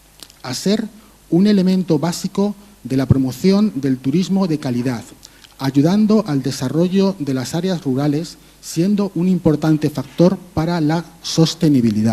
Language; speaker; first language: Spanish; native; Spanish